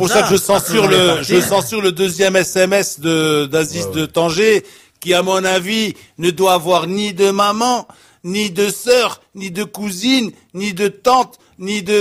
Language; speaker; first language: French; non-native, local second language; Arabic